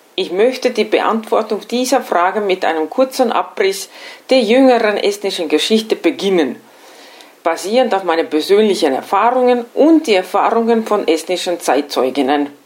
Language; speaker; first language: German; non-native, fluent; Estonian